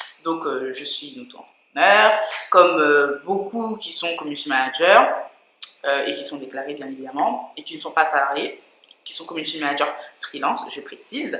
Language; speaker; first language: French; native; French